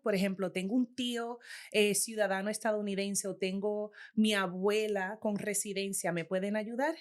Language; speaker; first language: Spanish; native; Spanish